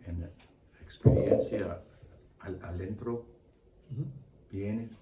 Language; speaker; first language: Spanish; non-native, learner; English